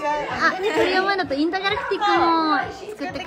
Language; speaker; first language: Japanese; native; Japanese